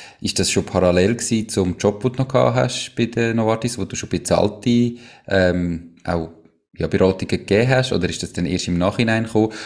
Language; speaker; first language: German; native; German